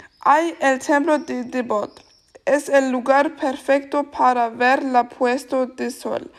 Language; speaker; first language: Spanish; non-native, learner; German